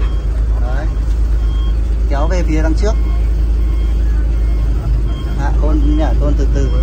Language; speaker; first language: Vietnamese; native; Vietnamese